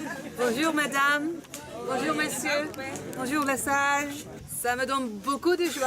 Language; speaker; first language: French; non-native, fluent; English